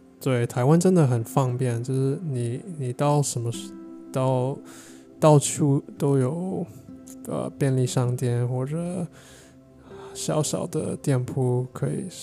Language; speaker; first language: Chinese; non-native, learner; English